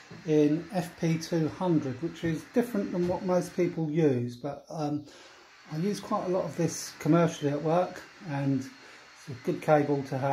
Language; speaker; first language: English; native; English